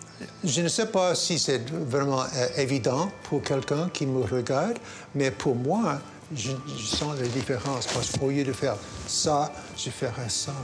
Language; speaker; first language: French; non-native, local second language; English